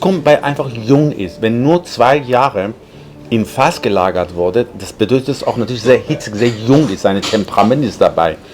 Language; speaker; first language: German; non-native, fluent; Persian